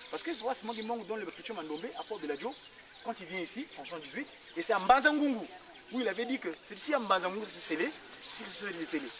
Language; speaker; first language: French; non-native, local second language; Kongo